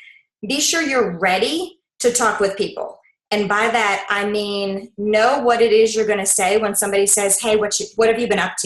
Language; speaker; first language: English; native; English